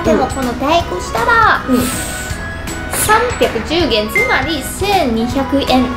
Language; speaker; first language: Japanese; non-native, fluent; Chinese